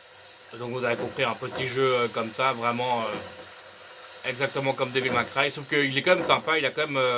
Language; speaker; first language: French; native; French